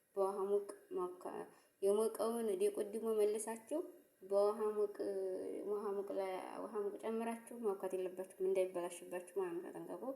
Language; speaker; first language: Amharic; native; Amharic